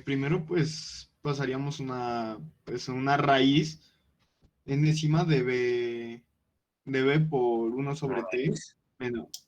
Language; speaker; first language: Spanish; native; Spanish